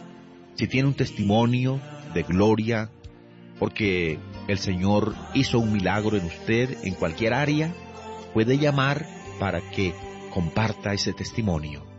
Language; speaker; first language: Spanish; native; Spanish